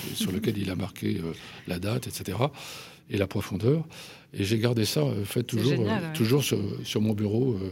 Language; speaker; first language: French; native; French